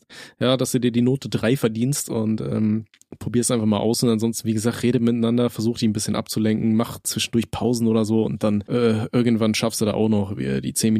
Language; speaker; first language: German; native; German